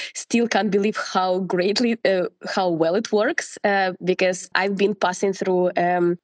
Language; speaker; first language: English; non-native, fluent; Russian